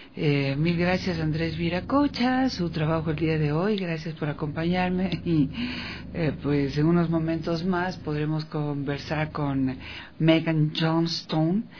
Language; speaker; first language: Spanish; native; Spanish